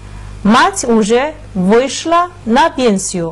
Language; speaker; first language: Russian; non-native, fluent; Chinese